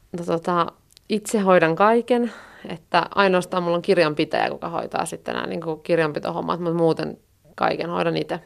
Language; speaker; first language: Finnish; native; Finnish